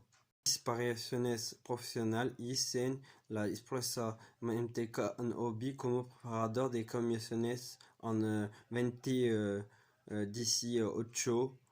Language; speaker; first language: Spanish; non-native, learner; French